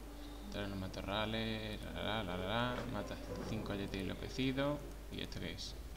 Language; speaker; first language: Spanish; native; Spanish